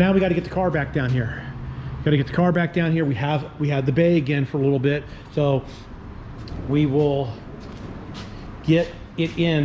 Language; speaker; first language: English; native; English